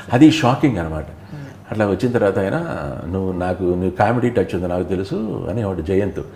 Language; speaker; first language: Telugu; native; Telugu